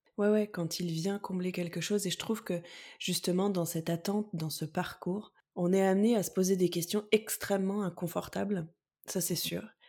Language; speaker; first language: French; native; French